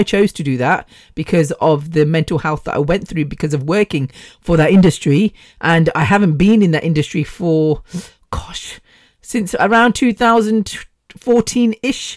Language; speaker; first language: English; native; English